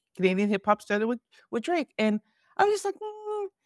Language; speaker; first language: English; native; English